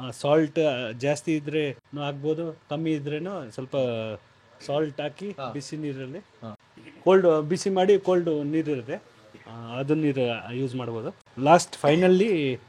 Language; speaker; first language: Kannada; non-native, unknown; Nepali